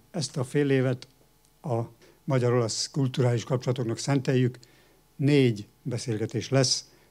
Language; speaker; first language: Hungarian; native; Hungarian